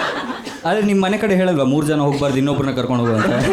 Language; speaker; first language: Kannada; native; Kannada